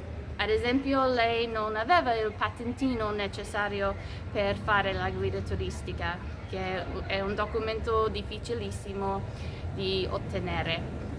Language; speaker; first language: Italian; non-native, fluent; English